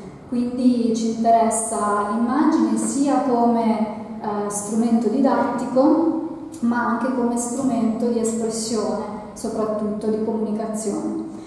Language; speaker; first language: Italian; native; Italian